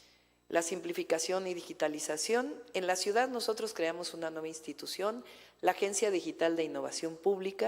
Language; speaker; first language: Spanish; native; Spanish